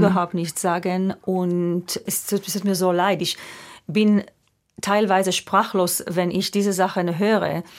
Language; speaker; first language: German; non-native, fluent; Hebrew